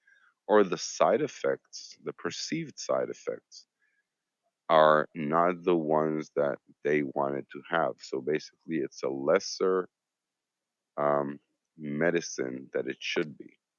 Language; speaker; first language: English; non-native, fluent; Hebrew